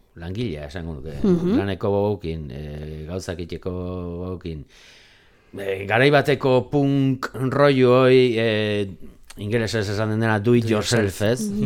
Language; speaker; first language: Basque; non-native, local second language; Spanish